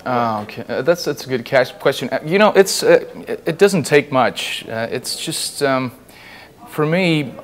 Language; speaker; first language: English; non-native, fluent; Estonian